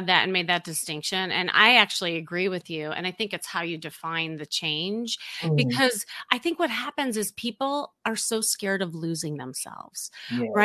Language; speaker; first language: English; native; English